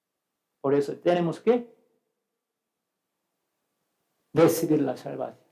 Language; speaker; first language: Spanish; non-native, fluent; Korean